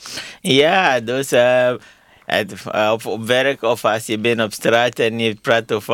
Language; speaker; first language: Dutch; non-native, learner; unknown